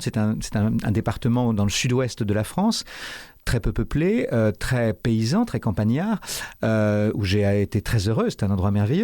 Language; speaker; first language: French; native; French